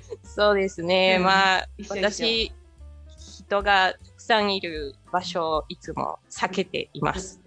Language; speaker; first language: Japanese; non-native, fluent; Spanish